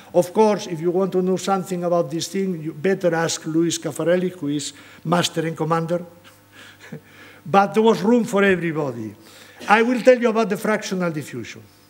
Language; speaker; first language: English; non-native, fluent; Spanish